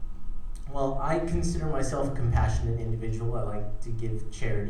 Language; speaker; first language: English; native; English